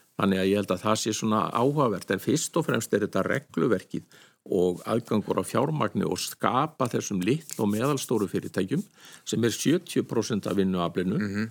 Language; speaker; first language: Icelandic; native; Icelandic